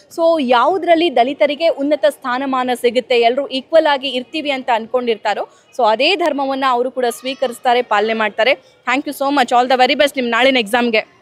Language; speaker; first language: Kannada; native; Kannada